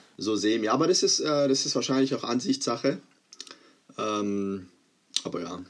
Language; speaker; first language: German; early bilingual, other home language; Croatian